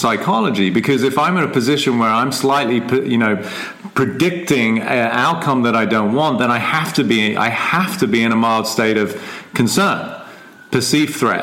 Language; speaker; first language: English; native; English